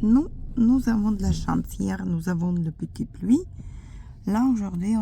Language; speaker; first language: French; non-native, fluent; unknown